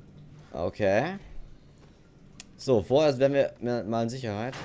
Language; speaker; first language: German; native; German